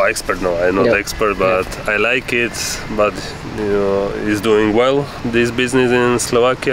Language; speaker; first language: English; non-native, learner; Slovak